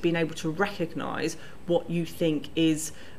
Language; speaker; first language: English; native; English